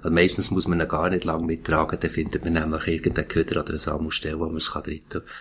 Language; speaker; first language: German; native; German